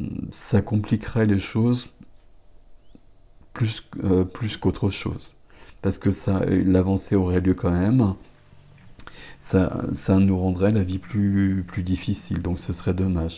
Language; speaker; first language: French; native; French